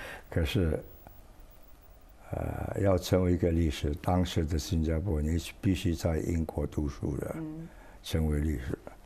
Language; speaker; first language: Chinese; non-native, fluent; English